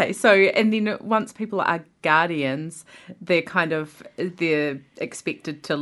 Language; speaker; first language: English; native; English